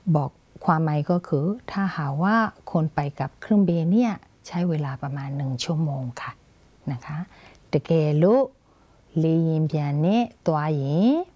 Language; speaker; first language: Thai; non-native, fluent; Burmese